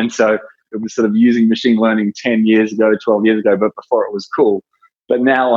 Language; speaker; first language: English; native; English